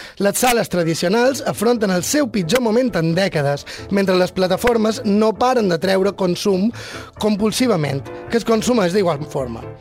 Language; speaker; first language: Catalan; native; Catalan